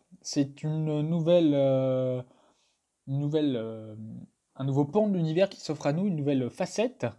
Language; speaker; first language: French; native; French